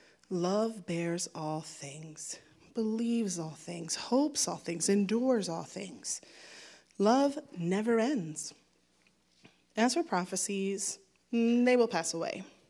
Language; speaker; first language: English; native; English